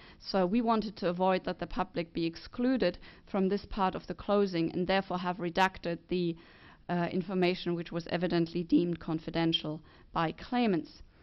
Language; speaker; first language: English; non-native, fluent; German